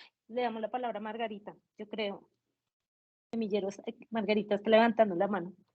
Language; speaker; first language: Spanish; native; Spanish